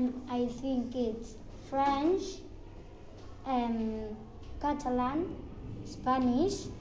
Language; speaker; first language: English; non-native, learner; Catalan